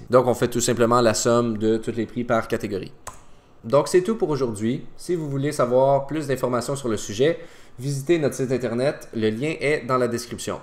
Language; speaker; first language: French; native; French